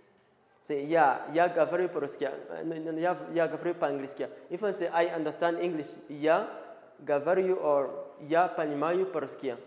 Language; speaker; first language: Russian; non-native, learner; Kinyarwanda